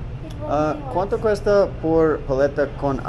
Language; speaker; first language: Spanish; non-native, learner; English